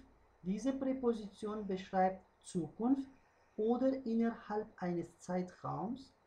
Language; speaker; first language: German; non-native, fluent; Uzbek